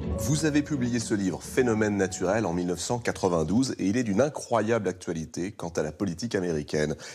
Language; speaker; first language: French; native; French